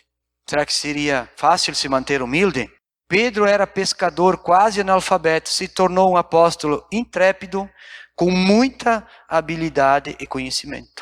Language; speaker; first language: Portuguese; native; Portuguese